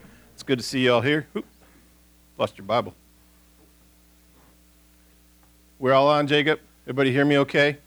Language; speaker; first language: English; native; English